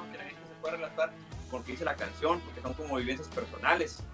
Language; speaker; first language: Spanish; early bilingual, heritage; Spanish